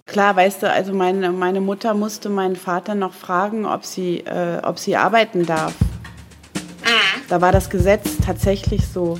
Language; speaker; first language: German; native; German